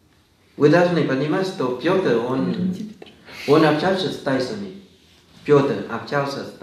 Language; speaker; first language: Russian; non-native, fluent; Thai